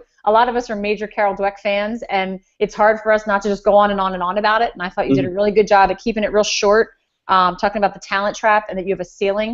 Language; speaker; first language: English; native; English